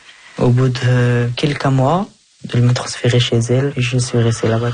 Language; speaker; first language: French; early bilingual, other home language; Persian